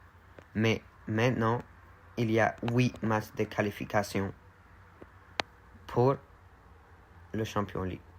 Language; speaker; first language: French; non-native, learner; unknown